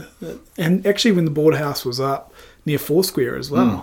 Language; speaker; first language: English; native; English